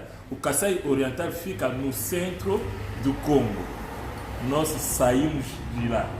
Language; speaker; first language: Portuguese; non-native, learner; Luba-Lulua